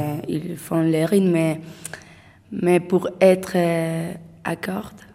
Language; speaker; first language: French; non-native, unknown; Spanish